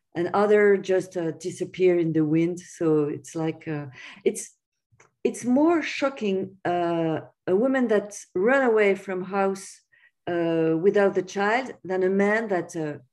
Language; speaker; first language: English; non-native, fluent; French